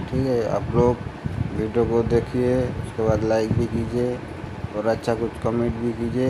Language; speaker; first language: Hindi; non-native, local second language; Bangla